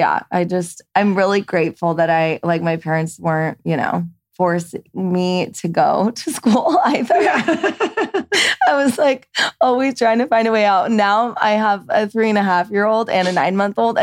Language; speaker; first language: English; early bilingual, other home language; Persian